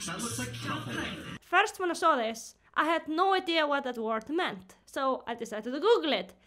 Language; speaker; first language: English; non-native, fluent; Icelandic